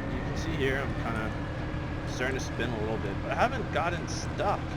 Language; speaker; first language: English; native; English